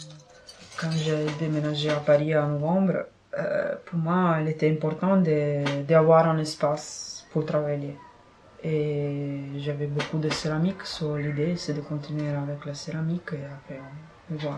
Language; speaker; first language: French; non-native, fluent; Italian